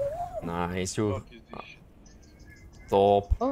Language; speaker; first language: English; non-native, learner; Dutch